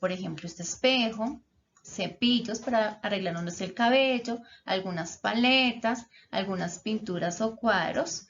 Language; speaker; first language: Spanish; native; Spanish